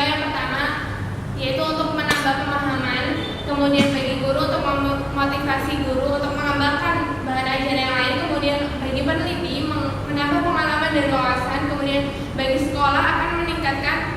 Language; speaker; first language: Indonesian; native; Indonesian